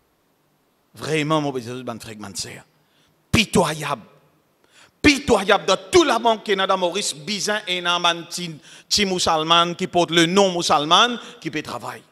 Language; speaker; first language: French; non-native, local second language; Morisyen